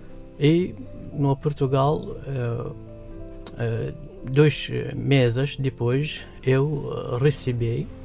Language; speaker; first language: Portuguese; non-native, fluent; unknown